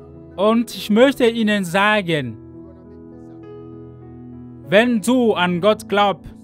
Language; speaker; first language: German; non-native, fluent; Ewe